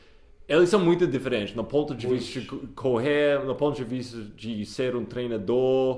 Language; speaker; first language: Portuguese; non-native, fluent; English